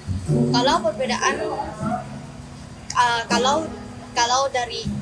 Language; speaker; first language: Indonesian; non-native, learner; Thai